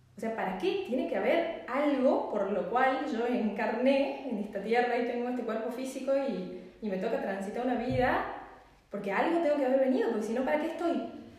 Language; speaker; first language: Spanish; native; Spanish